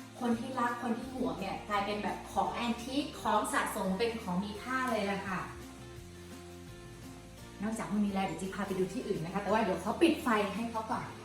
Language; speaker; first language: Thai; native; Thai